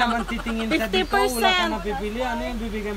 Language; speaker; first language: Filipino; non-native, learner; Bangla